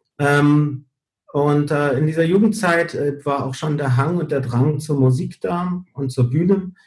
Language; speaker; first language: German; early bilingual, heritage; German